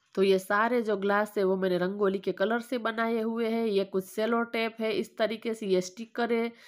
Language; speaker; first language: Hindi; non-native, local second language; Gujarati